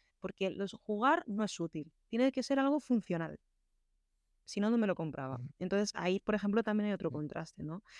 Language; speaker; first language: Spanish; early bilingual, other home language; Chinese